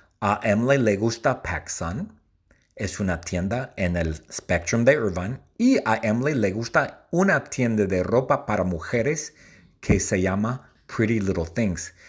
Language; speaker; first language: Spanish; non-native, learner; English